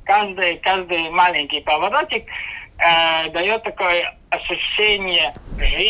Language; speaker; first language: Russian; non-native, local second language; Latvian